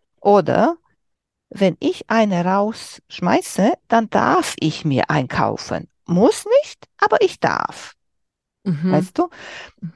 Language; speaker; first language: German; non-native, learner; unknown